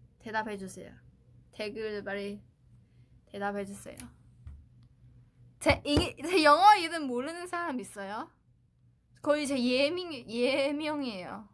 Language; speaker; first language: Korean; non-native, fluent; Chinese